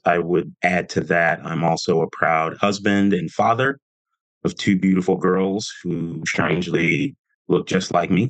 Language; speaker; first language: English; native; English